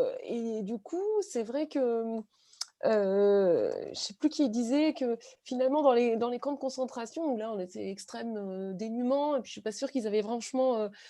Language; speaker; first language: French; native; French